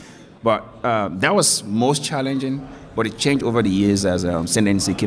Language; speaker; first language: English; non-native, local second language; Yoruba